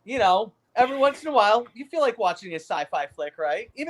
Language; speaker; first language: English; native; English